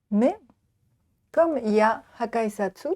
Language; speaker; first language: French; non-native, fluent; Japanese